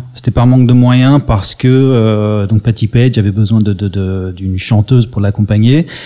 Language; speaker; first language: French; early bilingual, other home language; English